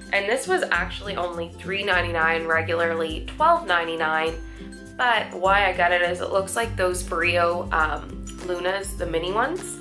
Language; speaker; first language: English; native; English